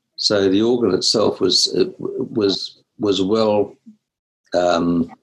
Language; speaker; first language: English; native; English